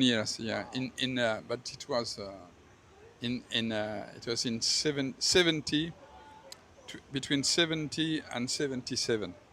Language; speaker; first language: English; non-native, learner; French